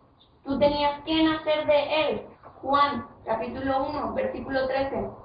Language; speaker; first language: Spanish; native; Spanish